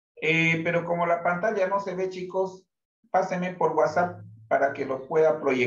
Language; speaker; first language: Spanish; native; Spanish